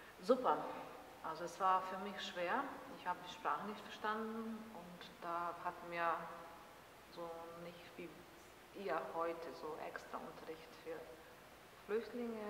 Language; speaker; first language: German; non-native, fluent; Bosnian